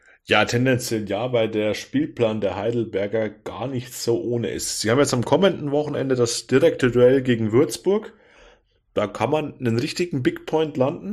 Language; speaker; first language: German; native; German